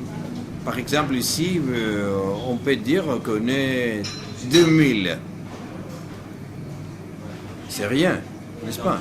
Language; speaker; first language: French; non-native, fluent; Greek